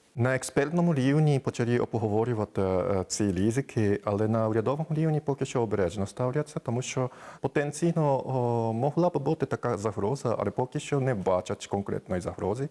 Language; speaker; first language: Ukrainian; non-native, fluent; Japanese